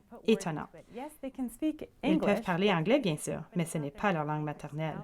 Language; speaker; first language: French; native; French